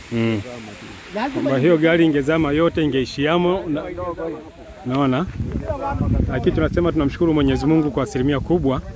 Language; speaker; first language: Swahili; native; Swahili